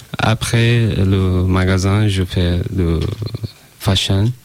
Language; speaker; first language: French; non-native, learner; Persian